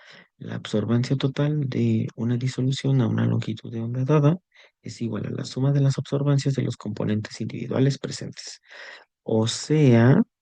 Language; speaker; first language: Spanish; native; Spanish